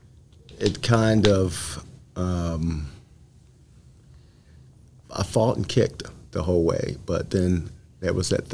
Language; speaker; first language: English; native; English